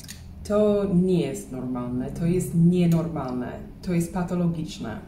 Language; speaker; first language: Polish; non-native, learner; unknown